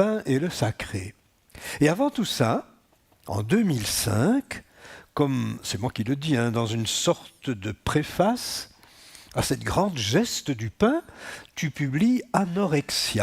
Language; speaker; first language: French; native; French